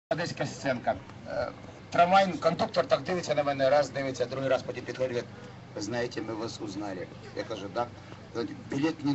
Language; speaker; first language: Ukrainian; native; Ukrainian